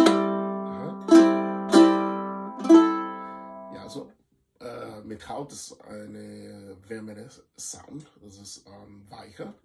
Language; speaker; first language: German; non-native, fluent; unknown